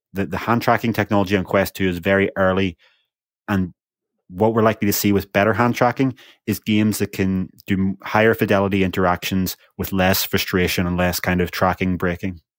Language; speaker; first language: English; native; English